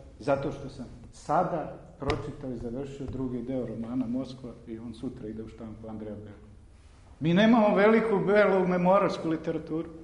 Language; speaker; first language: Serbian; native; Serbian